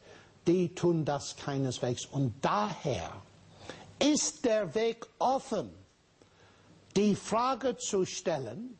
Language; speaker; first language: German; non-native, fluent; English